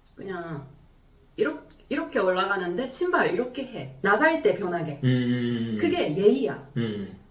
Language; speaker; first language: Korean; non-native, fluent; Japanese